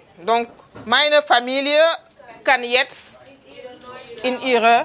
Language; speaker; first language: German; non-native, fluent; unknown